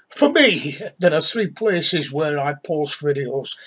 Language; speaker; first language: English; native; English